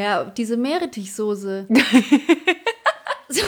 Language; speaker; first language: German; early bilingual, other home language; Polish